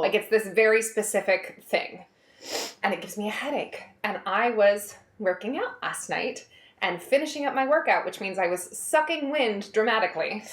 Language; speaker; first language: English; native; English